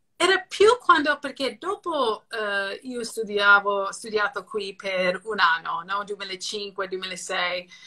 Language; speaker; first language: Italian; non-native, fluent; English